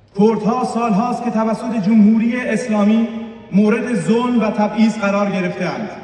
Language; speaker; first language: Persian; non-native, local second language; Kurdish